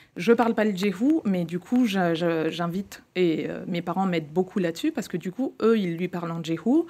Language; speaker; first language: French; native; French